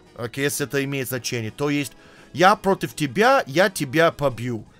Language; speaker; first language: Russian; non-native, fluent; English